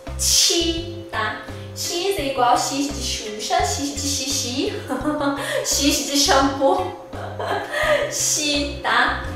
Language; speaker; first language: Portuguese; non-native, fluent; Chinese